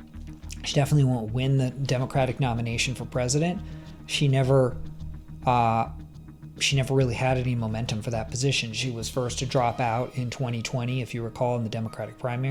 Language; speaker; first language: English; native; English